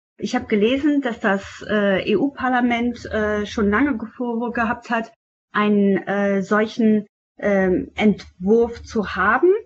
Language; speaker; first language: German; native; German